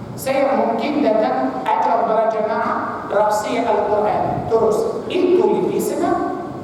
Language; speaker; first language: Malay; non-native, fluent; Arabic